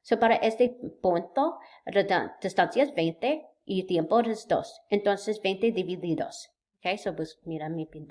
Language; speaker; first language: Spanish; non-native, learner; English